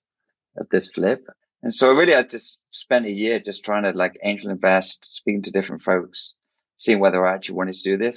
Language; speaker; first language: English; native; English